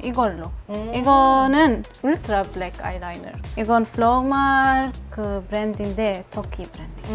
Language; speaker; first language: Korean; non-native, learner; Arabic